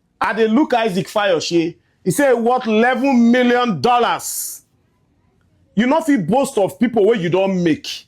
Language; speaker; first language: Nigerian Pidgin; native; Nigerian Pidgin